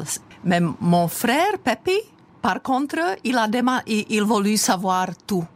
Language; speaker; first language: French; non-native, fluent; Czech